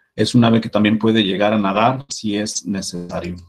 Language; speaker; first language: Spanish; native; Spanish